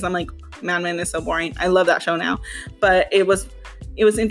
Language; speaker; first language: English; native; English